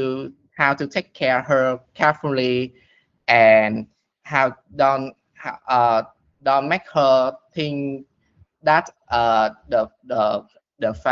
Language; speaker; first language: English; non-native, learner; Vietnamese